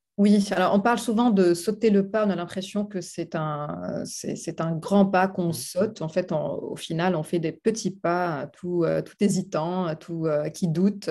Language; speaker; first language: French; non-native, local second language; Arabic